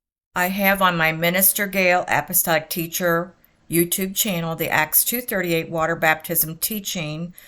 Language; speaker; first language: English; native; English